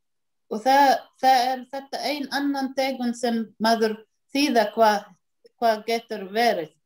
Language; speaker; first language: Icelandic; non-native, learner; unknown